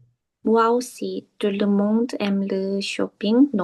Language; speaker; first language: French; non-native, learner; Korean